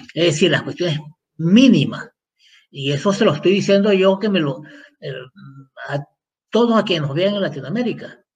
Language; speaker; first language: Spanish; native; Spanish